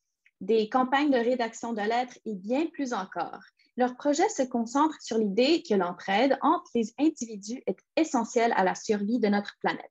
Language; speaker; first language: French; native; French